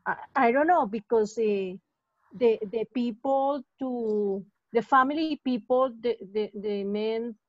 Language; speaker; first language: English; non-native, learner; Spanish